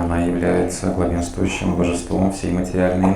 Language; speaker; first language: Russian; native; Russian